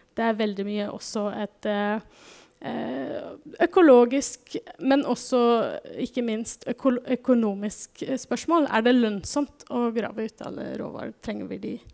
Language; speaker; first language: Norwegian; non-native, fluent; German